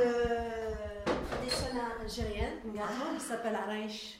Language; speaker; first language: French; non-native, learner; Arabic